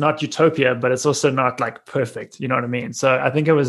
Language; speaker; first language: English; native; English